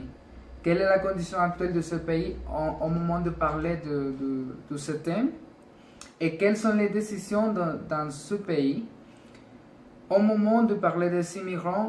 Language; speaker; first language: French; non-native, learner; Spanish